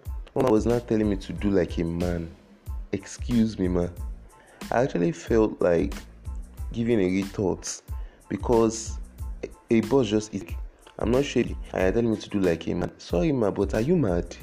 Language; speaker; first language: English; non-native, local second language; Yoruba